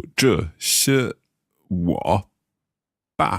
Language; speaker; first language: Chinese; non-native, learner; English